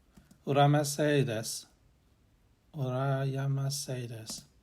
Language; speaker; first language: Japanese; non-native, learner; English